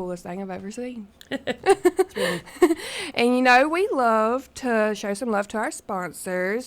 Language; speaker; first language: English; native; English